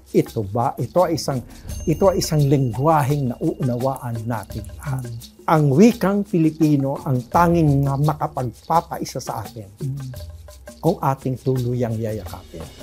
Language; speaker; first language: Filipino; native; Filipino